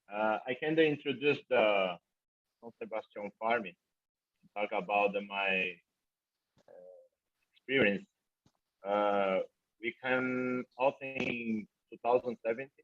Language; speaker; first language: English; non-native, learner; Portuguese